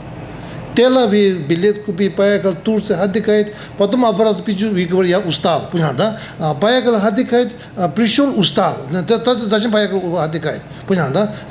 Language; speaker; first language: Russian; non-native, learner; Tibetan